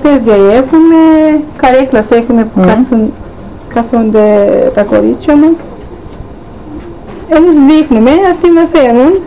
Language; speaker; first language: Greek; non-native, local second language; Turkish